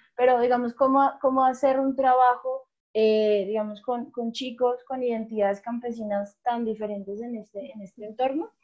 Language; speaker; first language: Spanish; native; Spanish